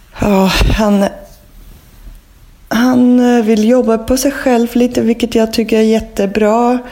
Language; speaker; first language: Swedish; non-native, fluent; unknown